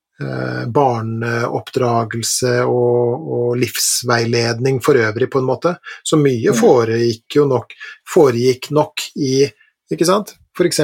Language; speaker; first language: Norwegian; native; Norwegian